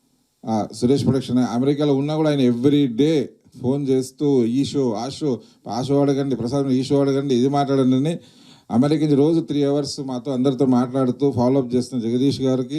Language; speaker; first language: Telugu; native; Telugu